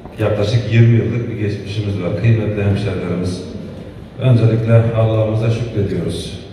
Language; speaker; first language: Turkish; native; Turkish